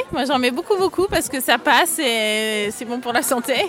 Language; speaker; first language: French; native; French